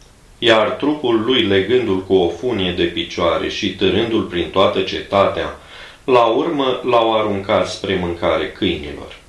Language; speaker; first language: Romanian; native; Romanian